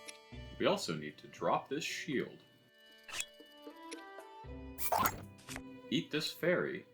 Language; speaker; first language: English; native; English